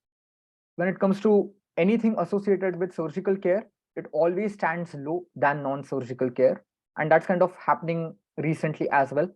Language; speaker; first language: English; non-native, local second language; Marathi